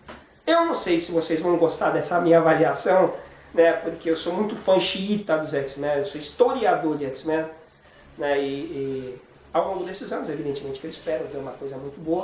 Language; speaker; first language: Portuguese; native; Portuguese